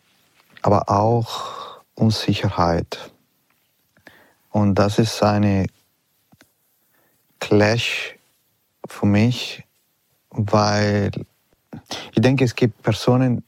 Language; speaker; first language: German; non-native, fluent; Italian